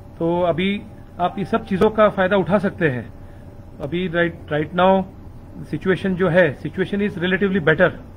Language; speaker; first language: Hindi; non-native, local second language; Marathi